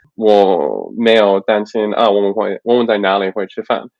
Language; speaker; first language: Chinese; non-native, learner; English